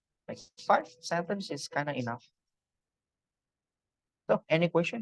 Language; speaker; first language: English; non-native, fluent; Indonesian